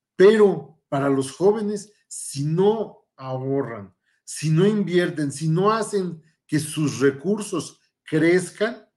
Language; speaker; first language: Spanish; native; Spanish